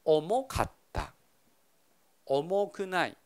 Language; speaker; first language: Japanese; non-native, fluent; Chinese